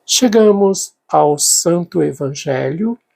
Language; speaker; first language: Portuguese; native; Portuguese